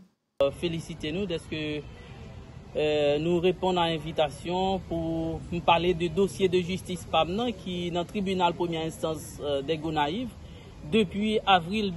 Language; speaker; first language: French; non-native, local second language; Haitian Creole